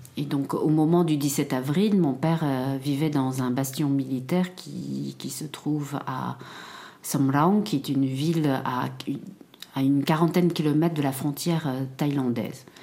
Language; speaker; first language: French; early bilingual, other home language; Khmer